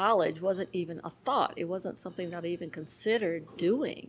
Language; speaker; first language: English; native; English